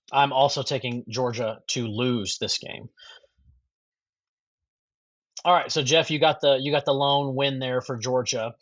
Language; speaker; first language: English; native; English